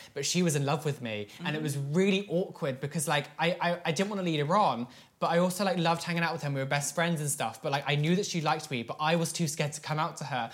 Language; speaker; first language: English; native; English